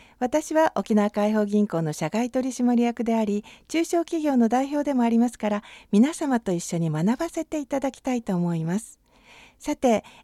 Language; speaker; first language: Japanese; native; Japanese